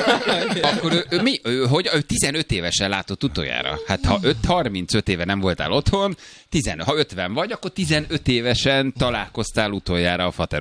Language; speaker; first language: Hungarian; native; Hungarian